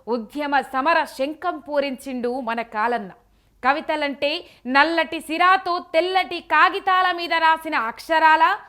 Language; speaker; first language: Telugu; native; Telugu